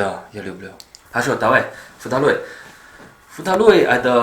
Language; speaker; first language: Russian; non-native, learner; Chinese